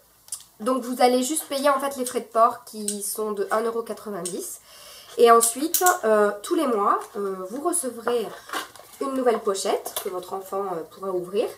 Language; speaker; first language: French; native; French